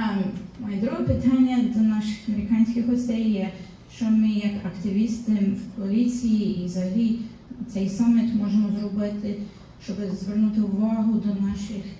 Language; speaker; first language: Ukrainian; early bilingual, heritage; Ukrainian